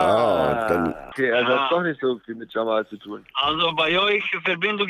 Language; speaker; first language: German; non-native, learner; Serbian